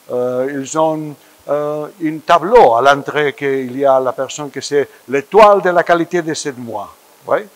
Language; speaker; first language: French; non-native, fluent; Spanish